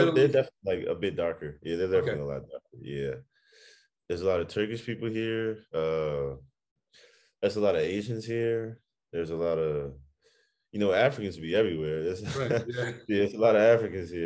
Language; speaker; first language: English; native; English